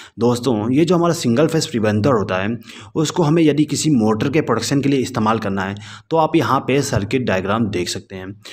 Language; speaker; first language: Hindi; native; Hindi